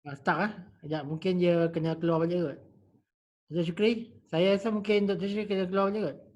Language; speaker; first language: Malay; native; Malay